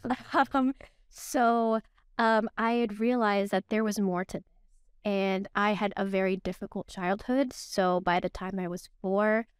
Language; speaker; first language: English; early bilingual, other home language; Filipino